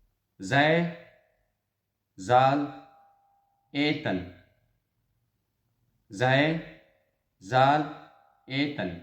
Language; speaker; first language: Dutch; non-native, fluent; Pashto